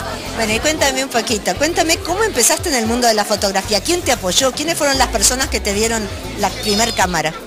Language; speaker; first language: Spanish; native; Spanish